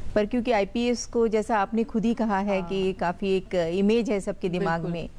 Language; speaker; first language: Hindi; native; Hindi